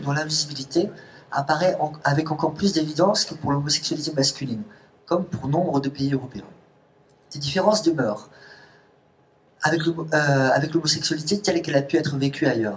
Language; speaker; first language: French; native; French